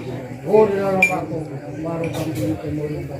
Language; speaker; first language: Indonesian; non-native, local second language; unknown